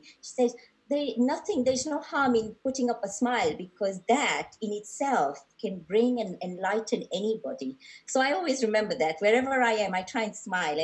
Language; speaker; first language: English; non-native, local second language; Gujarati